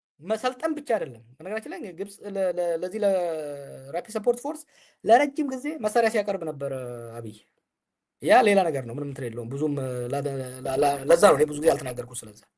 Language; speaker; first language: Amharic; non-native, local second language; Oromo